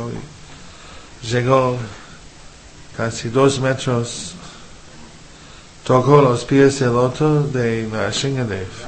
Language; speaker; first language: Spanish; non-native, fluent; English